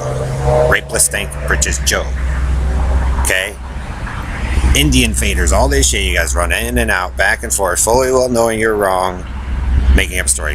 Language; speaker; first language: English; native; English